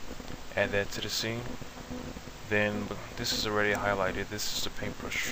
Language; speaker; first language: English; native; English